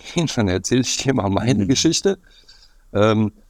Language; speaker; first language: German; native; German